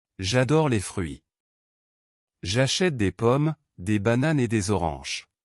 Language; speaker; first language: French; non-native, local second language; Arabic